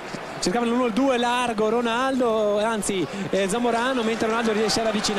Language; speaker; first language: Italian; native; Italian